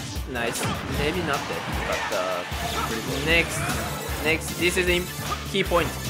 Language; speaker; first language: English; non-native, learner; Chinese